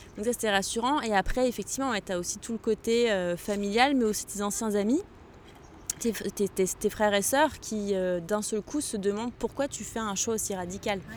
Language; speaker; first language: French; non-native, local second language; Arabic